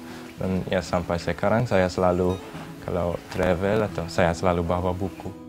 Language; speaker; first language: Indonesian; non-native, fluent; German